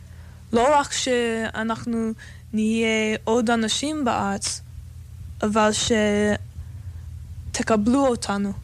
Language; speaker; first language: Hebrew; non-native, fluent; English